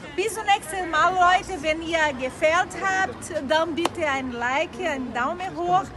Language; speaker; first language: German; non-native, learner; Portuguese